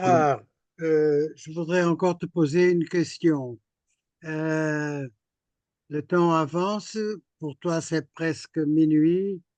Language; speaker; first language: French; non-native, fluent; Portuguese